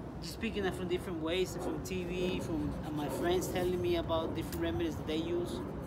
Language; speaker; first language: English; early bilingual, other home language; Spanish